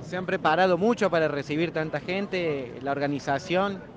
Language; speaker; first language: Spanish; native; Spanish